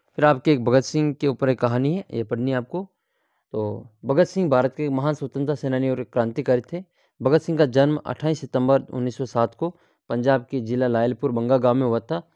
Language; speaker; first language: Hindi; native; Hindi